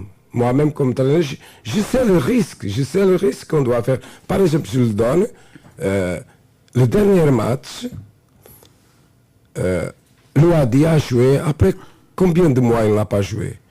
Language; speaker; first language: French; non-native, fluent; Portuguese